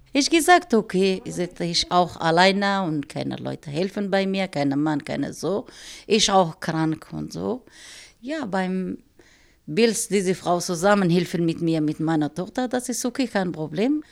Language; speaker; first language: German; non-native, learner; Arabic